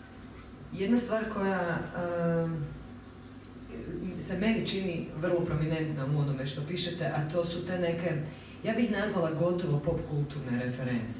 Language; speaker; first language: Croatian; native; Croatian